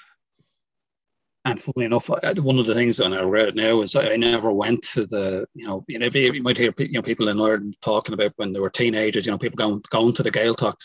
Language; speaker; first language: English; native; English